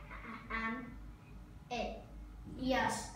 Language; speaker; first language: English; non-native, learner; Vietnamese